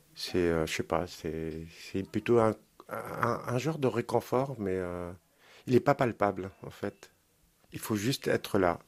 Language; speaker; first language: French; native; French